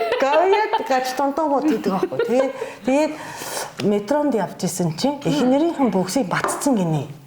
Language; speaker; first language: Mongolian; non-native, fluent; Japanese